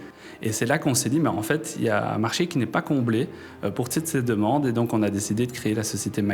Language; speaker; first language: French; native; French